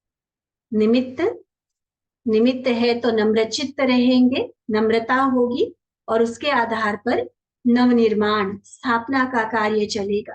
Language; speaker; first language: Hindi; native; Hindi